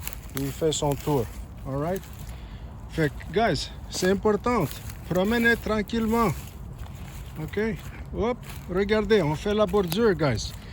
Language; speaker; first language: French; non-native, local second language; English